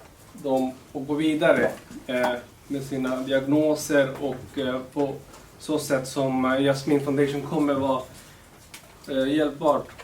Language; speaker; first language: Swedish; non-native, local second language; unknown